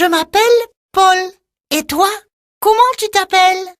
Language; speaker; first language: French; non-native, learner; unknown